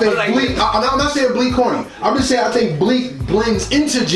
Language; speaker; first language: English; native; English